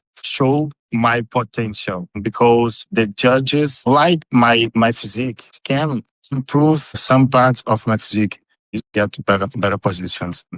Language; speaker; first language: English; non-native, learner; Portuguese